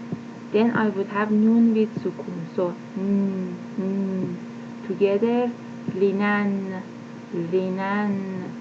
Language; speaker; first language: English; non-native, fluent; Persian